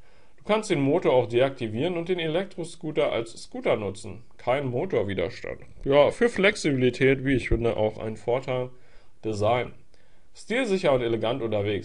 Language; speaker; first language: German; native; German